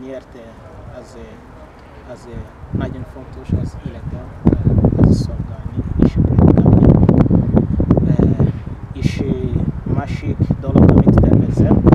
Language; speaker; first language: Hungarian; non-native, learner; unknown